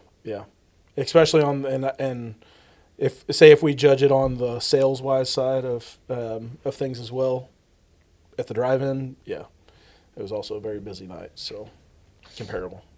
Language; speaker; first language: English; native; English